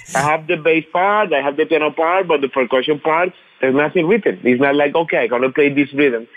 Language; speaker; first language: English; non-native, fluent; Spanish